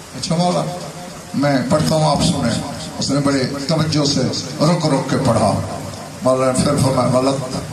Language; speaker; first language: Urdu; non-native, local second language; Saraiki